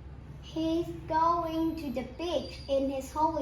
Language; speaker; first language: English; non-native, learner; Vietnamese